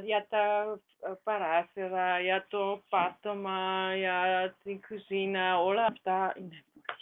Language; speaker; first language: Greek; non-native, learner; German